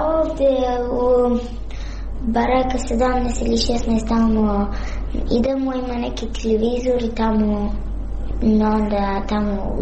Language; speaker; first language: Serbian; non-native, learner; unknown